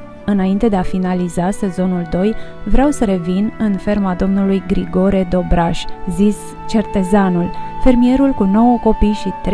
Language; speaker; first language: Romanian; native; Romanian